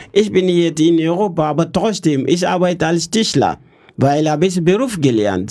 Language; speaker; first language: German; non-native, learner; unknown